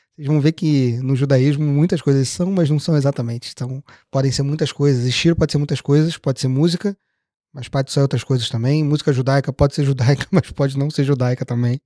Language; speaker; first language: Portuguese; native; Portuguese